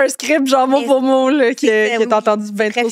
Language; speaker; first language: French; native; French